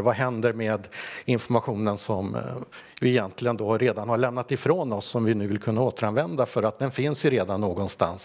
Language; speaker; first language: Swedish; native; Swedish